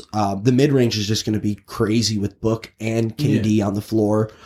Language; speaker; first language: English; native; English